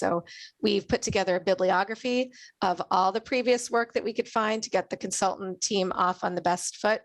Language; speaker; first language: English; native; English